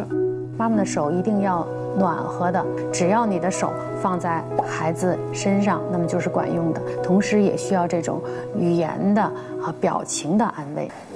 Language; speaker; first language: Chinese; native; Chinese